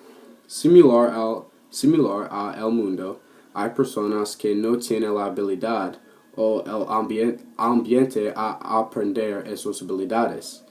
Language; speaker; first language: Spanish; non-native, learner; English